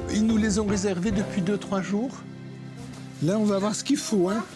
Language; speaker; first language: French; native; French